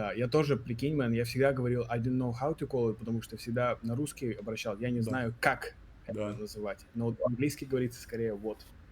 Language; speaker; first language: Russian; native; Russian